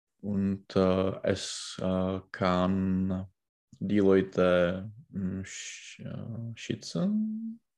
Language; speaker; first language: German; non-native, learner; Czech